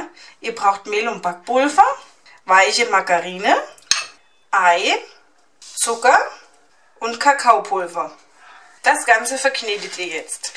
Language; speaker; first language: German; native; German